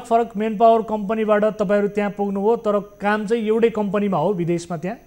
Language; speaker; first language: Nepali; native; Nepali